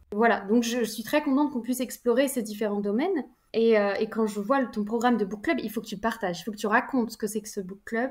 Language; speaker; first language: French; native; French